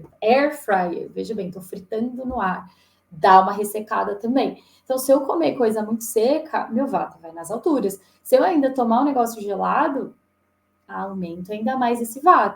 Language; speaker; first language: Portuguese; native; Portuguese